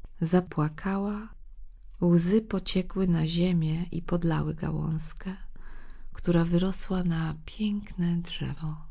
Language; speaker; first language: Polish; native; Polish